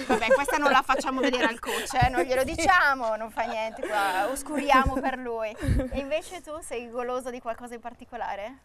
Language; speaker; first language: Italian; native; Italian